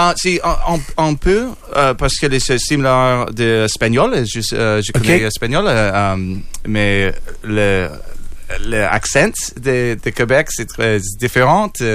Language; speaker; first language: French; non-native, learner; English